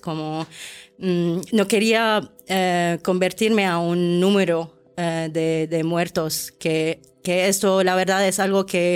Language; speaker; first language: Spanish; non-native, fluent; Arabic